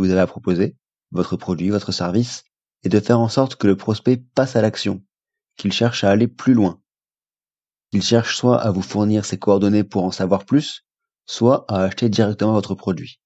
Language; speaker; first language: French; native; French